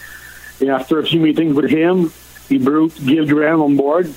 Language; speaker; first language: English; non-native, learner; French